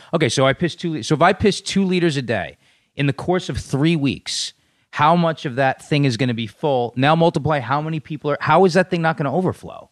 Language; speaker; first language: English; native; English